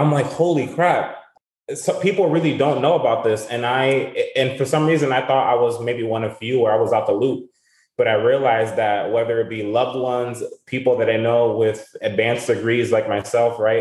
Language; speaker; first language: English; native; English